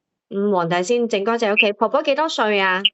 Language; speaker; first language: Chinese; native; Chinese